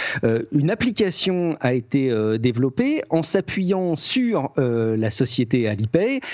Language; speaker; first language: French; native; French